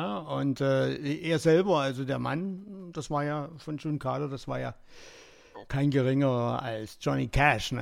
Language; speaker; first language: German; native; German